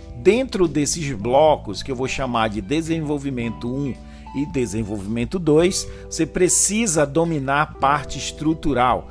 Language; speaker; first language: Portuguese; native; Portuguese